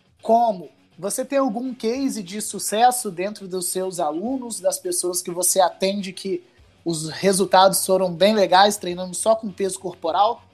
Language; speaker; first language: Portuguese; native; Portuguese